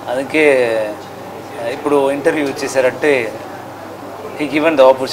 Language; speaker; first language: Telugu; non-native, learner; Tamil